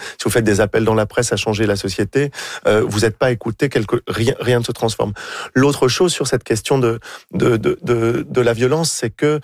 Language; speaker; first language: French; native; French